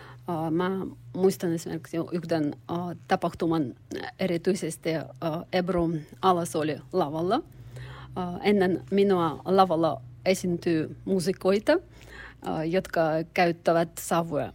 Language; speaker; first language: Finnish; non-native, learner; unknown